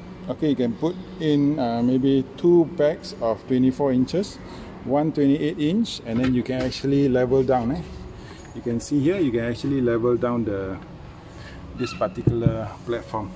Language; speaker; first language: English; non-native, local second language; Malay